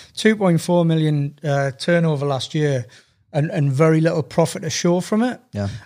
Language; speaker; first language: English; native; English